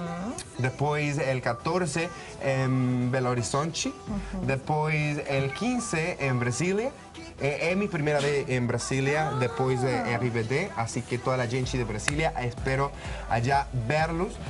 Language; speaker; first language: Portuguese; non-native, learner; Spanish